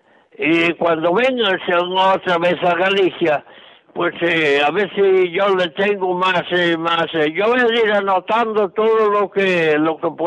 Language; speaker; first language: Spanish; non-native, local second language; Galician